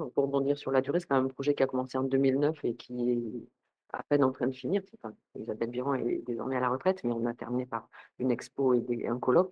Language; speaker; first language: French; native; French